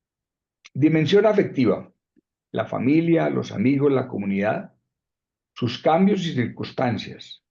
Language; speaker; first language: Spanish; native; Spanish